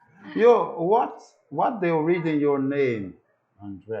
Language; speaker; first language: English; non-native, learner; Portuguese